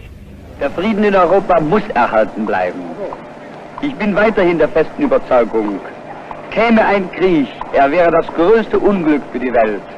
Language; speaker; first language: German; native; German